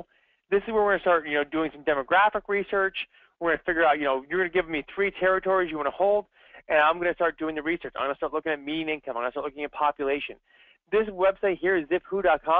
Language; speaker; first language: English; native; English